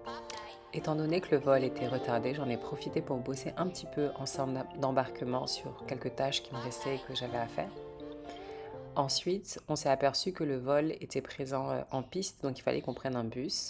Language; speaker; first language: French; native; French